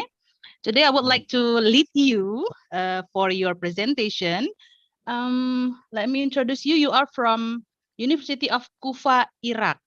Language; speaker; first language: English; non-native, fluent; Indonesian